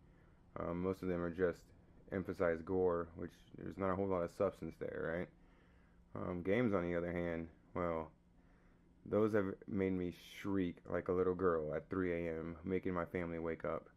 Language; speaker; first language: English; native; English